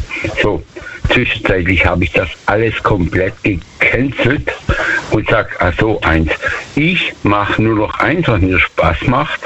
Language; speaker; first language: German; native; German